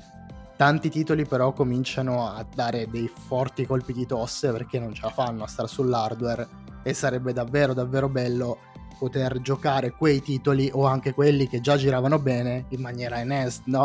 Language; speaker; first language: Italian; native; Italian